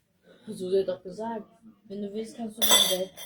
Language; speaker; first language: German; early bilingual, other home language; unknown